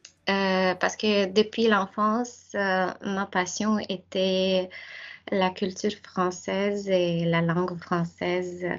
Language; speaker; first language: French; non-native, fluent; Ukrainian